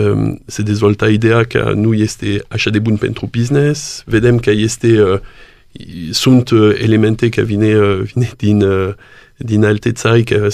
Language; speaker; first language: Romanian; non-native, learner; French